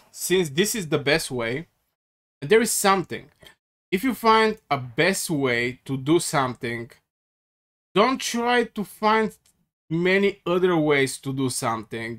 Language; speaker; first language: English; non-native, fluent; Bulgarian